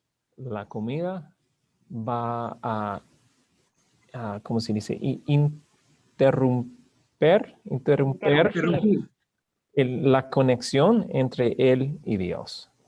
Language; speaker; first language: Spanish; non-native, learner; English